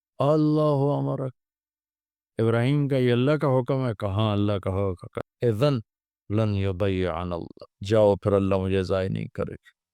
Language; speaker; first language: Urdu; non-native, local second language; Punjabi